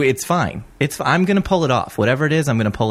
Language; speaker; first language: English; native; English